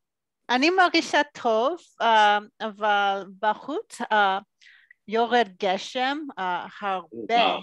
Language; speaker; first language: Hebrew; non-native, learner; English